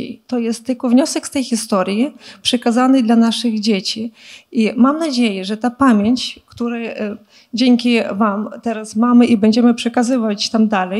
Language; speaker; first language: Polish; non-native, fluent; Ukrainian